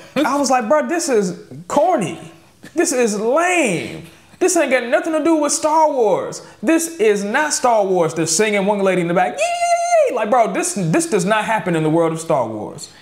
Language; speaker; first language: English; native; English